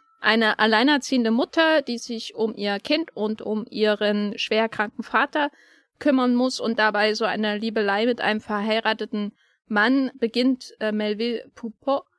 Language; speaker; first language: German; native; German